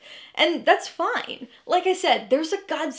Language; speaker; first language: English; native; English